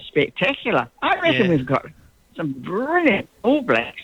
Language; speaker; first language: English; native; English